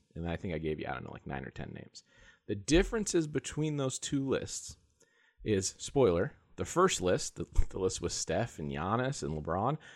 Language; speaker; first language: English; native; English